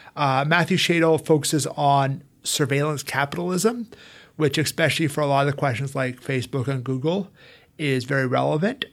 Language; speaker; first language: English; native; English